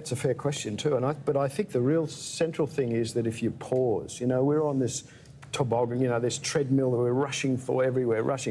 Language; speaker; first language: English; native; English